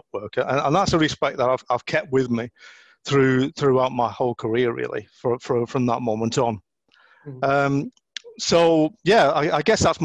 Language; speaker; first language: English; native; English